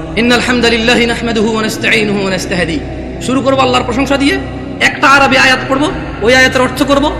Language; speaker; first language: Bangla; early bilingual, heritage; Bangla